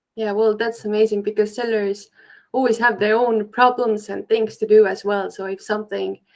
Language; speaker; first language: English; non-native, fluent; Estonian